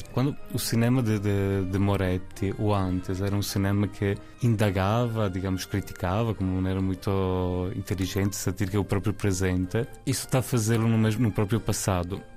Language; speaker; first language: Portuguese; non-native, fluent; Italian